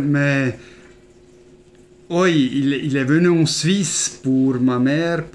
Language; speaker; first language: French; non-native, fluent; German